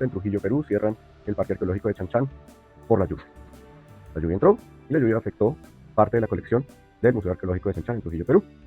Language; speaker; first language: Spanish; native; Spanish